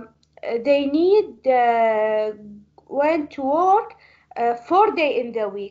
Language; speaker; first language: English; non-native, learner; Arabic